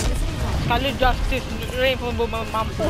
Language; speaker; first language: Malay; native; Malay